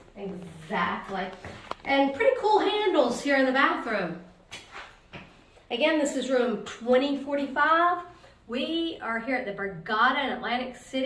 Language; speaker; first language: English; native; English